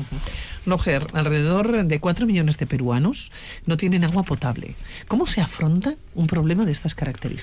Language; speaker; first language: Spanish; native; Spanish